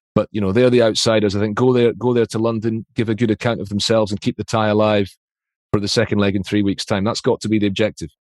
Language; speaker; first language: English; native; English